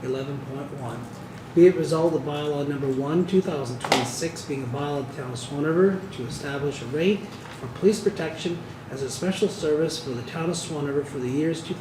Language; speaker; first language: English; native; English